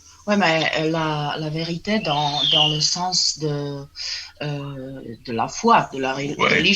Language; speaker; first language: French; non-native, fluent; Czech